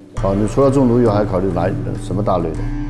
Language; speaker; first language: Chinese; native; Chinese